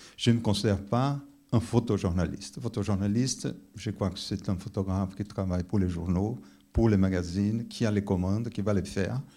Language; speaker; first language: French; non-native, fluent; Portuguese